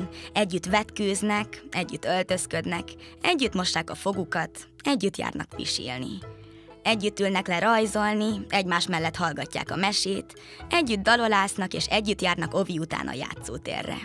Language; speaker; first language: Hungarian; native; Hungarian